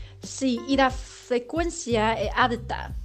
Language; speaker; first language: Spanish; non-native, learner; Chinese